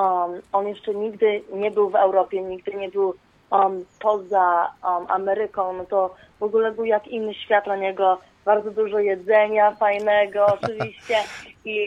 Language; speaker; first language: Polish; early bilingual, heritage; Polish